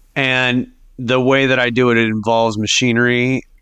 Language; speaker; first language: English; native; English